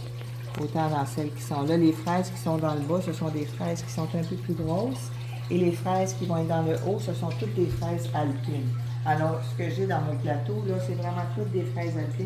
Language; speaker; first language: French; native; French